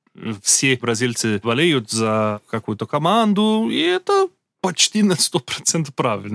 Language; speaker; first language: Russian; non-native, learner; Portuguese